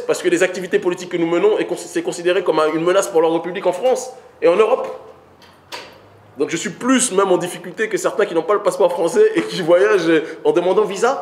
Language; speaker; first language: French; native; French